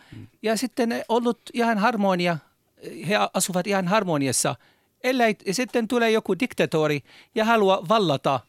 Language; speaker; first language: Finnish; non-native, learner; Arabic